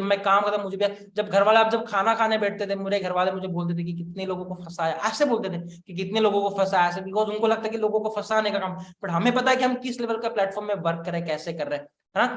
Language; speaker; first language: Hindi; non-native, local second language; Marathi